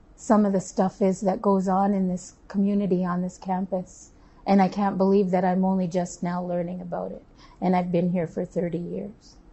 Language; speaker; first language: English; native; English